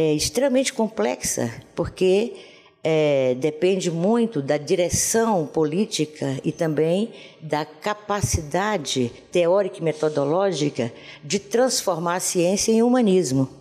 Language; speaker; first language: Portuguese; native; Portuguese